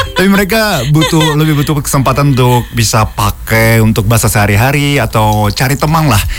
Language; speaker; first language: Indonesian; non-native, fluent; Japanese